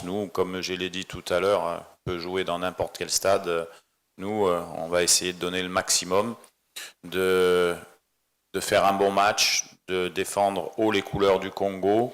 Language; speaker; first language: French; native; French